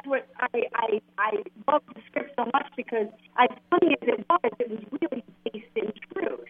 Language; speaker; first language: English; native; English